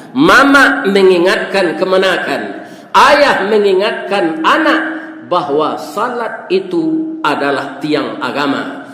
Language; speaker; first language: Malay; non-native, local second language; Minangkabau